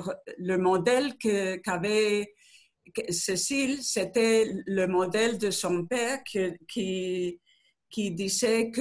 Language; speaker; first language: French; non-native, learner; Spanish